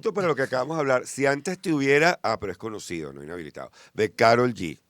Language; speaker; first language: Spanish; native; Spanish